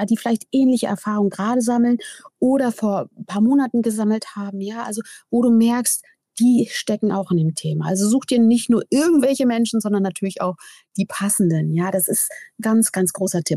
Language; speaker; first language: German; native; German